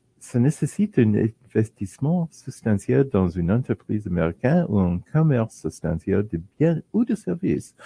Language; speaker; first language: French; non-native, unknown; English